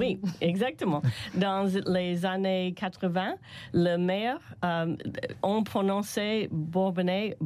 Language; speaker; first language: French; non-native, learner; English